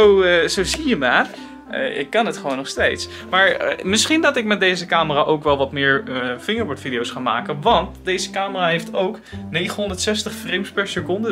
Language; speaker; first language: Dutch; native; Dutch